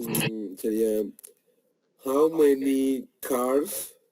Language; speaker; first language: English; non-native, learner; Spanish